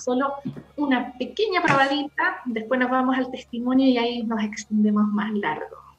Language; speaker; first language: Spanish; native; Spanish